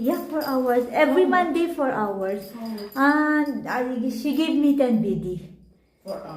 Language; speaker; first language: English; non-native, learner; Filipino